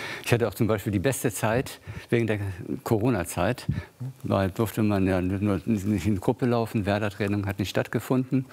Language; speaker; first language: German; native; German